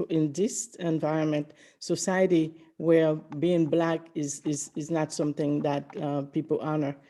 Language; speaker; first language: English; early bilingual, other home language; Haitian Creole